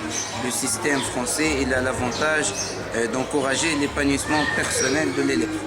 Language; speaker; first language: French; non-native, local second language; Arabic